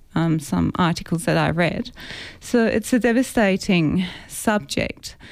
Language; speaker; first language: English; non-native, fluent; Greek